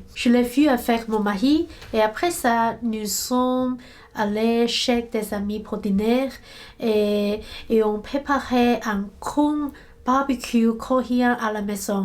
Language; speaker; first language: French; non-native, learner; Cantonese